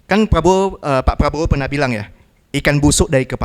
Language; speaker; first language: Indonesian; native; Indonesian